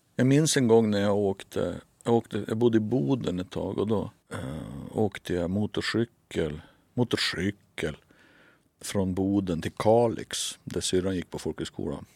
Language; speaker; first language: Swedish; native; Swedish